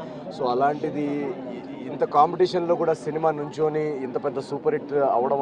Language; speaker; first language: Telugu; native; Telugu